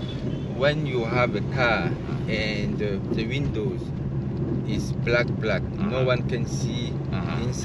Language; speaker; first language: English; non-native, fluent; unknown